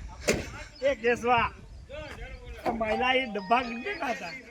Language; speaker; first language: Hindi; non-native, local second language; Gujarati